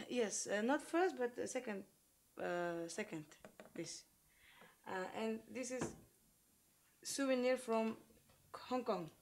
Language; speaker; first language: English; non-native, learner; Uzbek